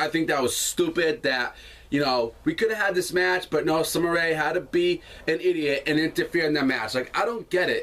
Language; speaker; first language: English; native; English